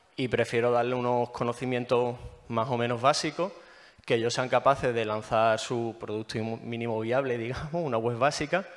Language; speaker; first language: Spanish; native; Spanish